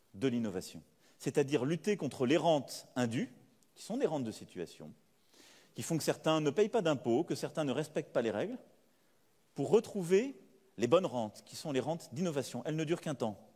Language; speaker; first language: French; native; French